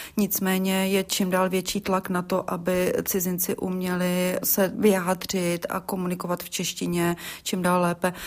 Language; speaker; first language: Czech; native; Czech